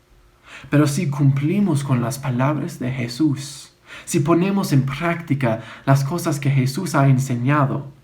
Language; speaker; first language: Spanish; non-native, fluent; English